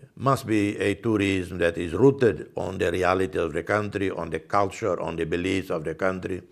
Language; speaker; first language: English; non-native, fluent; Portuguese